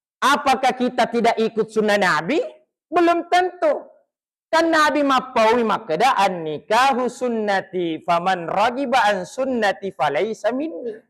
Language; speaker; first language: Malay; non-native, local second language; Buginese